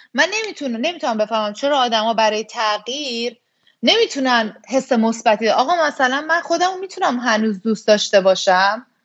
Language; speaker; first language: Persian; native; Persian